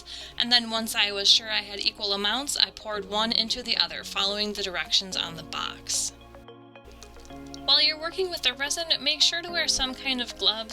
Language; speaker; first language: English; native; English